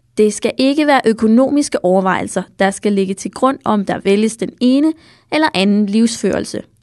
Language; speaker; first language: Danish; native; Danish